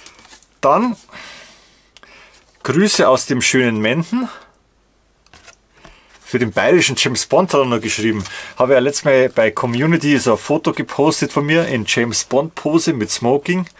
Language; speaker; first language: German; native; German